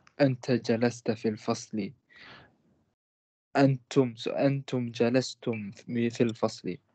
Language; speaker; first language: Arabic; non-native, learner; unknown